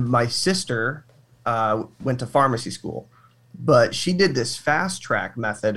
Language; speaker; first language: English; native; English